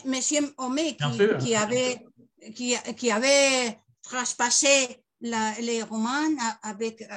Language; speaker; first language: French; non-native, learner; Spanish